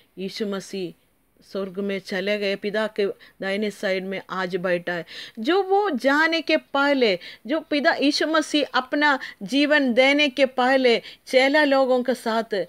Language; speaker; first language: Hindi; non-native, local second language; Malayalam